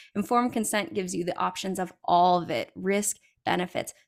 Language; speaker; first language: English; native; English